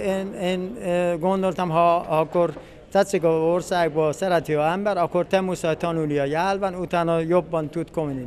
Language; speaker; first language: Hungarian; non-native, learner; Persian